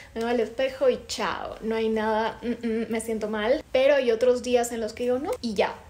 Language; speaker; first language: Spanish; native; Spanish